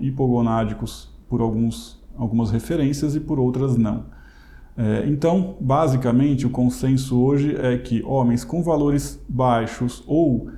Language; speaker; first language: Portuguese; native; Portuguese